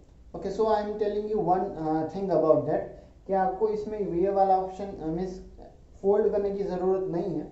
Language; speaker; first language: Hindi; non-native, local second language; Gujarati